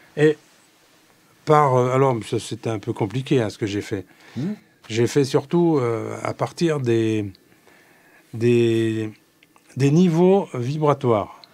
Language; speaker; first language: French; native; French